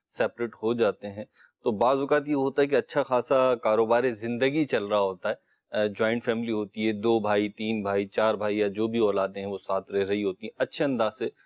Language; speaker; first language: Urdu; native; Urdu